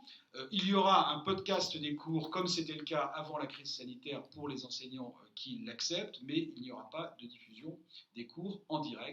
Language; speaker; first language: French; native; French